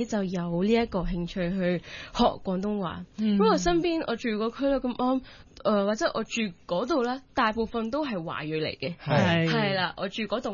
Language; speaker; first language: Cantonese; early bilingual, other home language; Punjabi